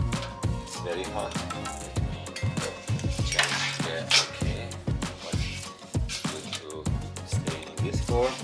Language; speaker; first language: English; non-native, learner; Azerbaijani